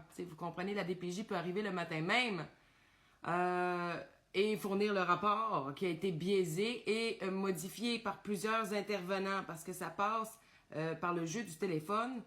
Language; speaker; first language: French; native; French